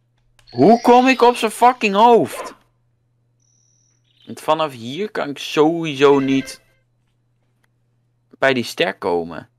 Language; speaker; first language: Dutch; native; Dutch